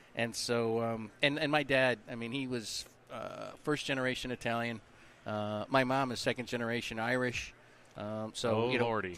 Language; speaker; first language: English; native; English